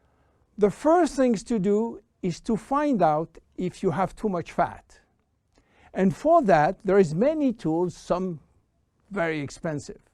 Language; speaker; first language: English; non-native, fluent; French